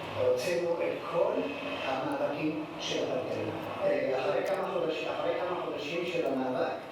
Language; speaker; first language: Hebrew; native; Hebrew